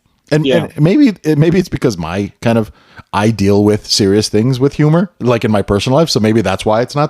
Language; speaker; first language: English; native; English